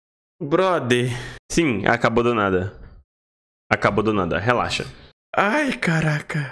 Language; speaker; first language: Portuguese; native; Portuguese